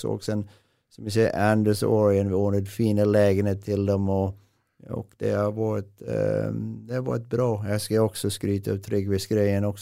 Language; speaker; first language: Swedish; non-native, fluent; English